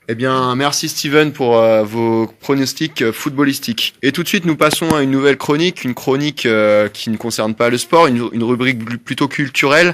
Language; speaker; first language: French; native; French